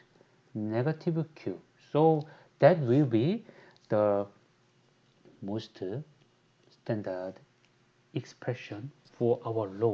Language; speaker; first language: English; non-native, fluent; Korean